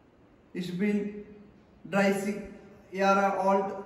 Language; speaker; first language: German; non-native, learner; Malayalam